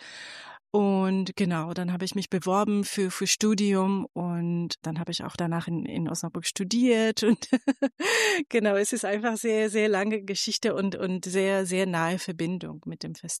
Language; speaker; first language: German; non-native, fluent; Persian